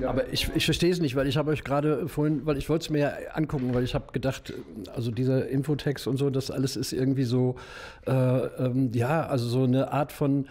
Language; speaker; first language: German; native; German